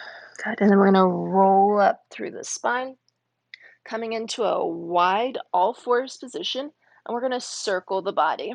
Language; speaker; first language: English; native; English